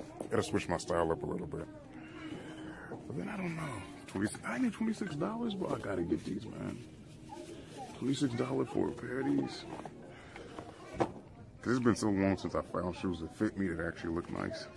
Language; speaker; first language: English; native; English